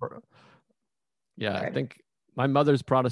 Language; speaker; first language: English; native; English